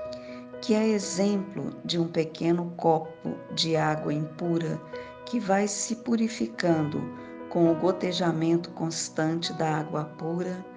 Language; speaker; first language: Portuguese; native; Portuguese